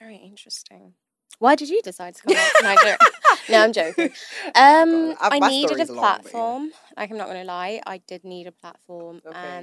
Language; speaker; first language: English; native; English